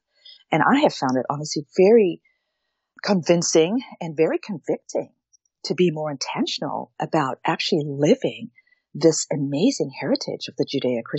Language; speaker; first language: English; native; English